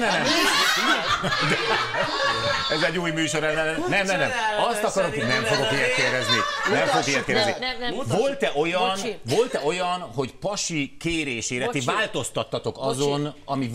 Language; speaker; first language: Hungarian; native; Hungarian